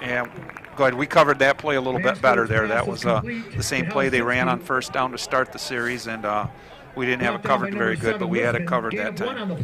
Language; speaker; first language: English; native; English